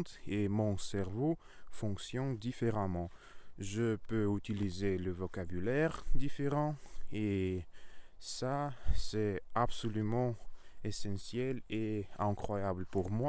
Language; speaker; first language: French; non-native, learner; Russian